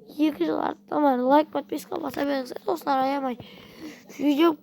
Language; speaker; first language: Uzbek; non-native, local second language; Kara-Kalpak